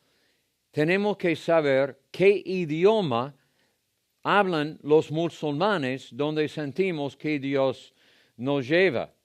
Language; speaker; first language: Spanish; non-native, fluent; English